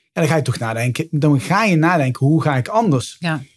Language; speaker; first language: Dutch; native; Dutch